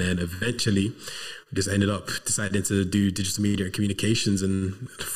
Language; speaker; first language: English; native; English